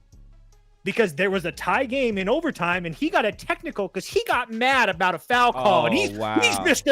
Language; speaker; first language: English; native; English